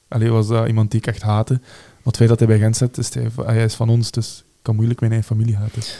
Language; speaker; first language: Dutch; native; Dutch